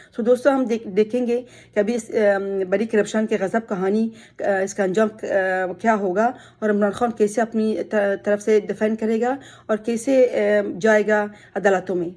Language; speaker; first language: Urdu; non-native, fluent; Pashto